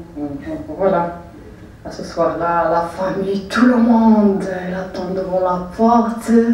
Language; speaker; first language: French; non-native, learner; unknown